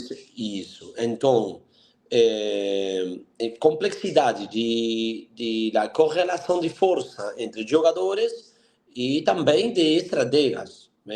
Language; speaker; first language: Portuguese; non-native, fluent; Spanish